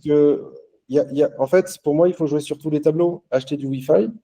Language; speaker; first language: French; native; French